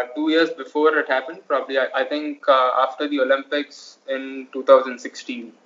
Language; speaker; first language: English; non-native, local second language; Telugu